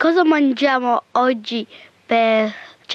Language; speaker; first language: Italian; non-native, fluent; Russian